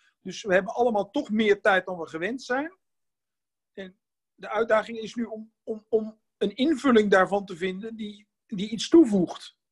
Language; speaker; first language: Dutch; native; Dutch